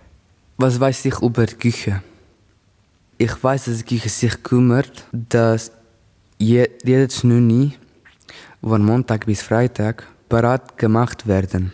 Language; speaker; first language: German; non-native, learner; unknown